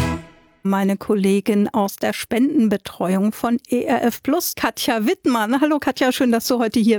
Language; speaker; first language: German; native; German